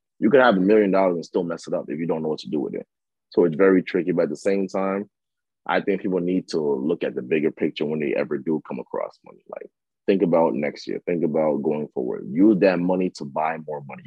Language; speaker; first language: English; native; English